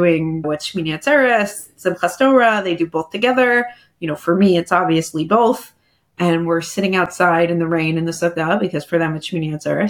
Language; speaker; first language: English; native; English